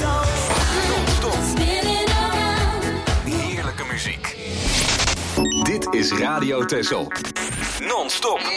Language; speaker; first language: Dutch; native; Dutch